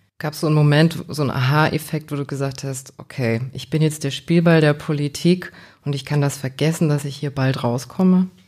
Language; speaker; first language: German; native; German